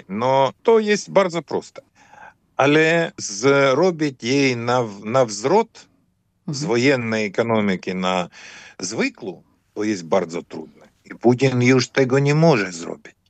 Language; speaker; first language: Ukrainian; early bilingual, heritage; Ukrainian